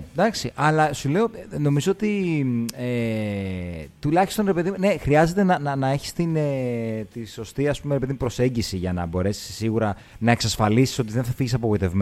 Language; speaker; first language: Greek; native; Greek